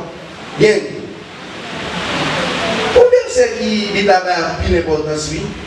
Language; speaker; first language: French; non-native, learner; Haitian Creole